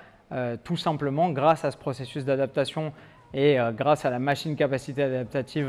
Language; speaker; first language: French; native; French